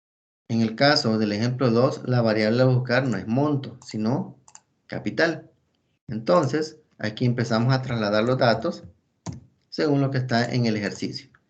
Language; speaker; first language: Spanish; native; Spanish